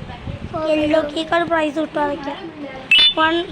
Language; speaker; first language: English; non-native, local second language; Malayalam